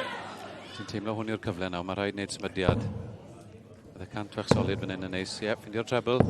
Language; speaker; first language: Welsh; native; Welsh